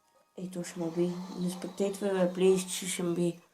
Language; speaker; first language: Bulgarian; native; Bulgarian